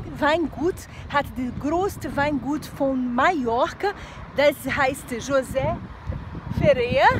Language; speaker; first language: German; non-native, fluent; Portuguese